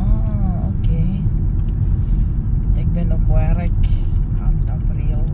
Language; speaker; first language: Dutch; non-native, learner; Filipino